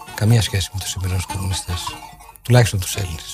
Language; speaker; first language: Greek; native; Greek